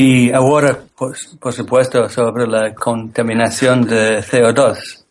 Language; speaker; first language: Spanish; non-native, learner; English